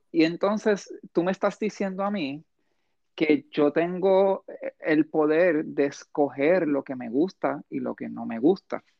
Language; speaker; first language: Spanish; early bilingual, heritage; Spanish